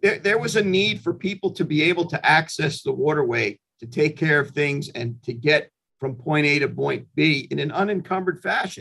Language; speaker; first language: English; native; English